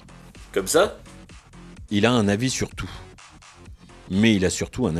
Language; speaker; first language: French; native; French